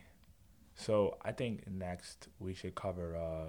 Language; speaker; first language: English; native; English